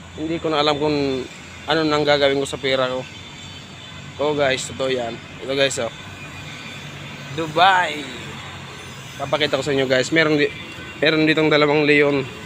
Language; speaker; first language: Filipino; non-native, local second language; Bikol